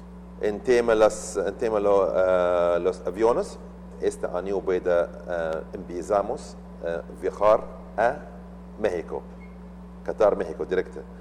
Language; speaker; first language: Spanish; non-native, learner; Arabic